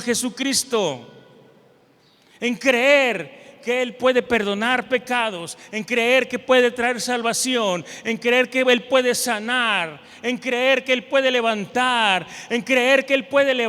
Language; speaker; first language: Spanish; native; Spanish